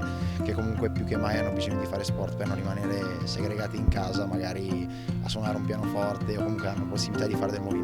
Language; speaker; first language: Italian; native; Italian